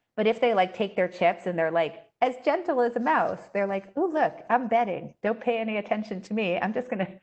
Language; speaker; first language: English; native; English